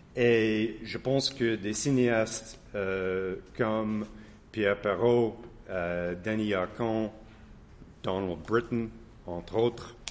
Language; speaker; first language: French; non-native, fluent; English